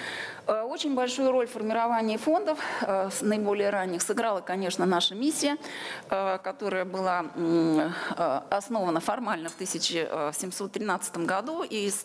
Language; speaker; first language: Russian; native; Russian